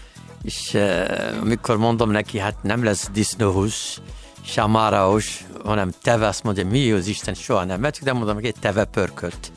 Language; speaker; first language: Hungarian; non-native, fluent; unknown